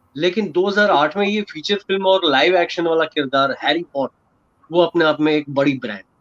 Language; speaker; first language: Hindi; non-native, local second language; Gujarati